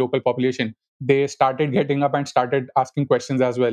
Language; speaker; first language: English; non-native, local second language; Hindi